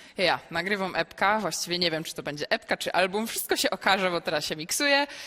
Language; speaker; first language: Polish; native; Polish